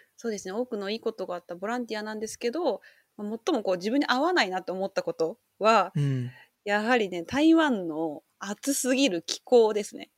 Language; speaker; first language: Japanese; native; Japanese